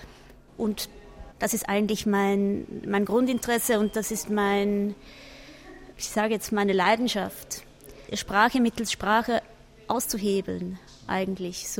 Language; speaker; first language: German; native; German